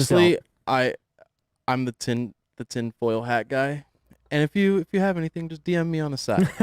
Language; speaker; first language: English; native; English